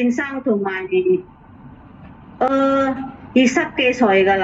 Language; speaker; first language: Cantonese; non-native, learner; Indonesian